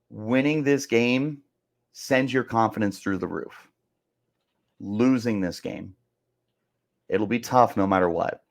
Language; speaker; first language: English; native; English